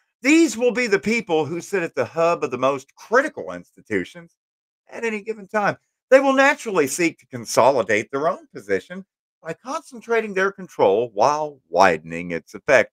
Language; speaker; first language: English; native; English